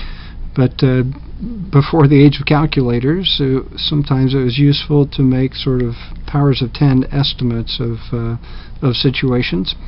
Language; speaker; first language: English; native; English